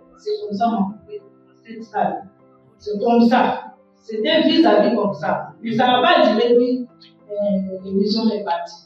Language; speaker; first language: French; non-native, local second language; Kongo